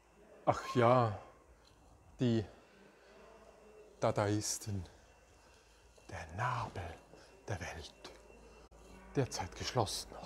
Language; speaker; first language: German; native; German